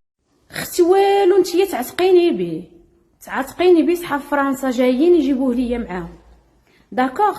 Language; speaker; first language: Arabic; native; Arabic